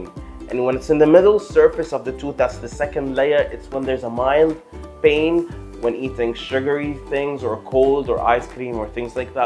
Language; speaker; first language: English; non-native, fluent; Arabic